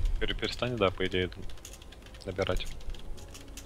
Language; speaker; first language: Russian; native; Russian